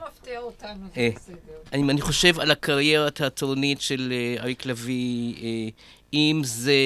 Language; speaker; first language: Hebrew; native; Hebrew